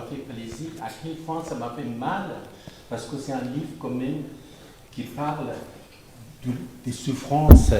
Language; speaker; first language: French; non-native, fluent; Persian